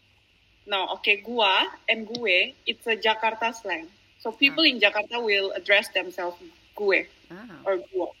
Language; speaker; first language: English; non-native, fluent; Indonesian